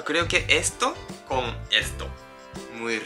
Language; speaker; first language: Spanish; non-native, learner; Japanese